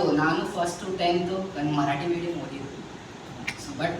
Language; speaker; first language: Kannada; non-native, local second language; Marathi